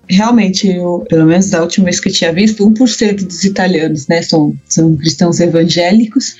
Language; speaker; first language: Portuguese; early bilingual, heritage; Portuguese